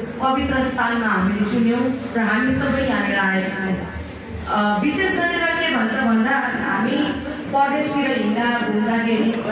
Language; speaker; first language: Nepali; native; Nepali